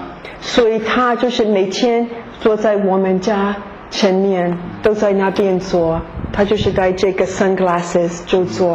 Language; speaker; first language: Chinese; non-native, fluent; English